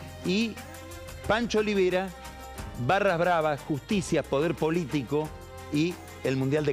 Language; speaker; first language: Spanish; native; Spanish